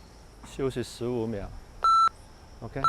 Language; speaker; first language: Chinese; non-native, local second language; Cantonese